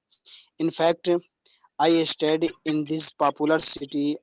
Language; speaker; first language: English; non-native, learner; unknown